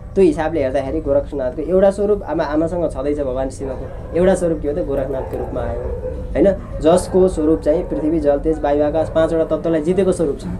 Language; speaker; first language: Nepali; native; Nepali